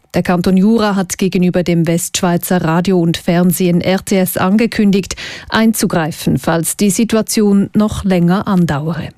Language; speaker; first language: German; native; German